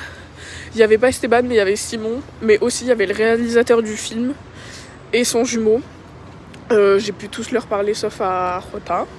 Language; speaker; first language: French; native; French